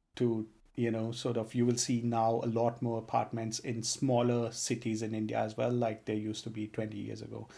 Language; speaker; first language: English; non-native, local second language; Punjabi